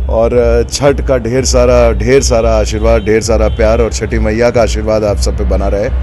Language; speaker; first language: Hindi; native; Hindi